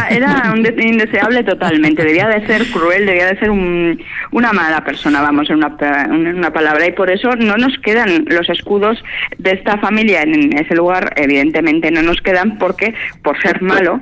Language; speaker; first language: Spanish; native; Spanish